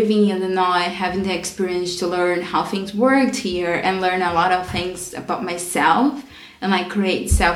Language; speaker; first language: English; non-native, fluent; Portuguese